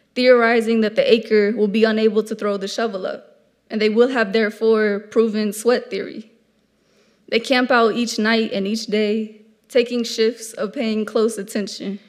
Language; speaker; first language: English; native; English